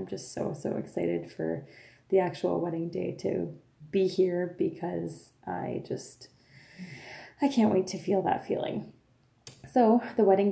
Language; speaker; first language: English; non-native, fluent; French